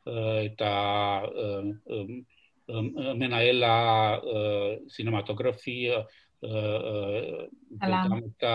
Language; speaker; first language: Hebrew; non-native, fluent; Romanian